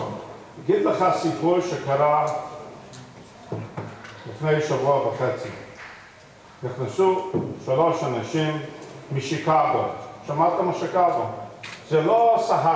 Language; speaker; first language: Hebrew; non-native, fluent; English